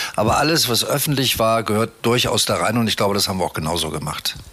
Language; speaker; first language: German; native; German